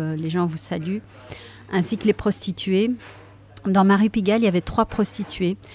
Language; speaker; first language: French; native; French